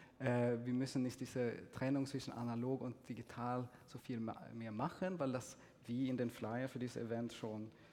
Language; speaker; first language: German; non-native, fluent; Swedish